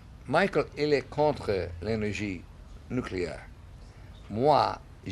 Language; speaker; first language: French; non-native, learner; English